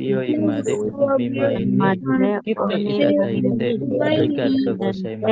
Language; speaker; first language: Japanese; non-native, learner; Indonesian